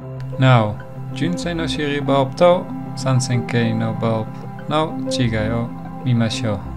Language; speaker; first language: Japanese; non-native, learner; English